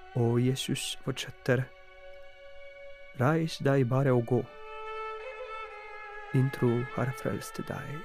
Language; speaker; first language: Norwegian; non-native, fluent; Polish